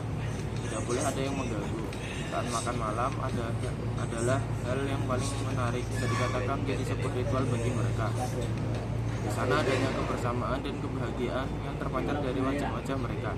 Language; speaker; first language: Indonesian; native; Indonesian